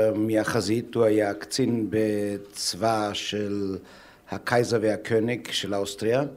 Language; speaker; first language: Hebrew; non-native, fluent; German